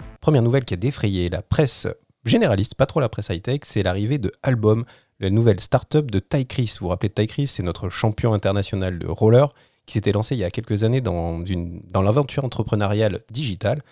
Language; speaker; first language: French; native; French